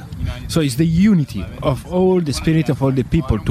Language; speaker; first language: English; non-native, fluent; Italian